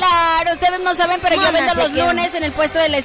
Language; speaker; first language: Spanish; native; Spanish